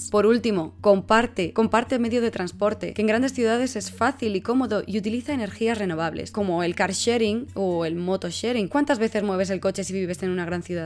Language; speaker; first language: Spanish; native; Spanish